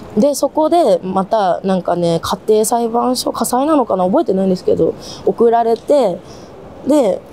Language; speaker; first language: Japanese; native; Japanese